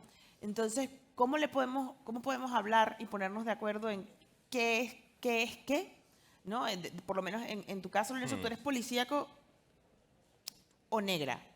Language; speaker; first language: Spanish; native; Spanish